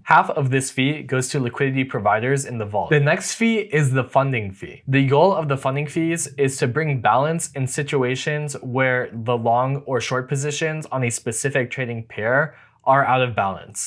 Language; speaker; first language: English; native; English